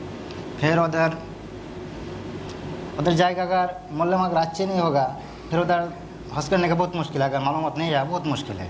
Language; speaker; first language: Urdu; non-native, learner; Bangla